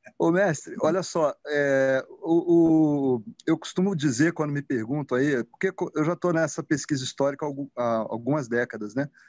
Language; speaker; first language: Portuguese; native; Portuguese